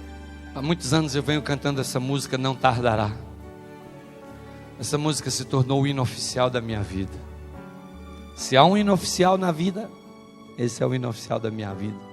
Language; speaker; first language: Portuguese; native; Portuguese